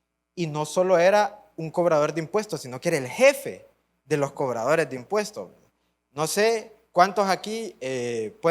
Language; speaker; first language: Spanish; native; Spanish